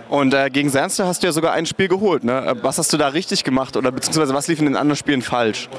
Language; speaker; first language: German; native; German